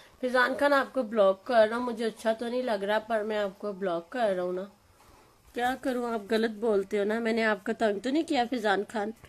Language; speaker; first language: Urdu; native; Urdu